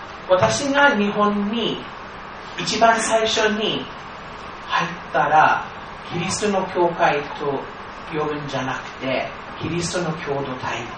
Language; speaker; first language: Japanese; non-native, fluent; English